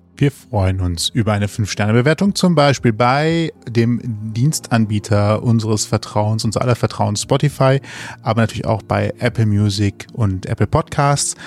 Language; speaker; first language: German; native; German